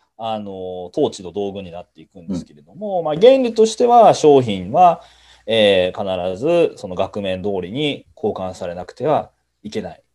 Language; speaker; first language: Japanese; native; Japanese